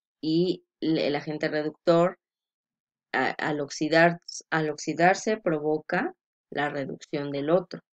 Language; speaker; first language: Spanish; native; Spanish